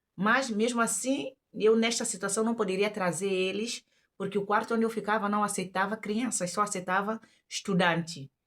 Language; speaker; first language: Portuguese; native; Portuguese